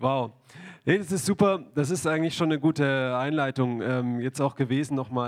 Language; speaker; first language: German; native; German